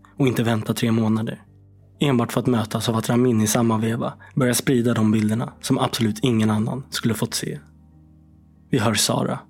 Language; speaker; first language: Swedish; native; Swedish